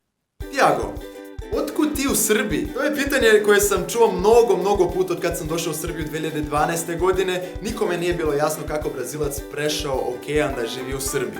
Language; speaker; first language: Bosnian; non-native, fluent; Portuguese